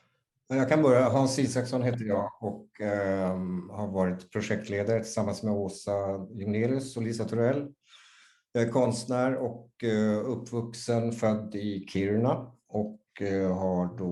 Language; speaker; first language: Swedish; native; Swedish